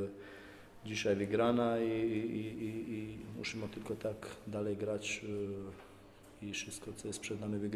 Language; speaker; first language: Polish; non-native, fluent; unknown